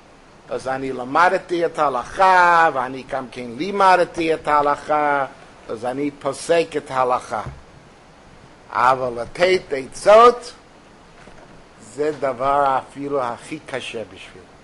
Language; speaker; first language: Hebrew; non-native, fluent; English